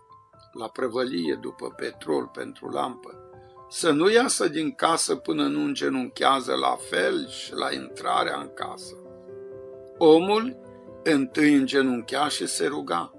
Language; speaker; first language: Romanian; native; Romanian